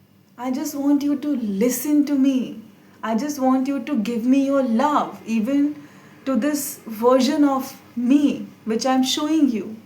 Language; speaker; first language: English; non-native, local second language; Hindi